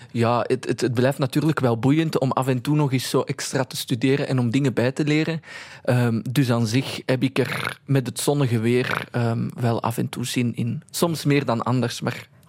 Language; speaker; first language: Dutch; early bilingual, other home language; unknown